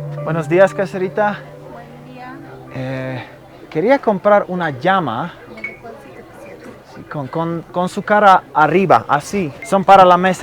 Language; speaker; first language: Spanish; non-native, learner; Slovak